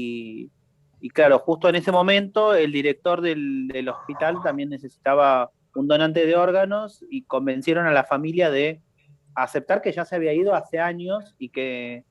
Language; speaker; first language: Spanish; native; Spanish